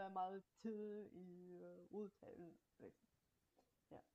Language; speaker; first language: Danish; non-native, fluent; Bulgarian